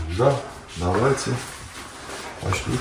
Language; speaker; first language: Russian; non-native, learner; Armenian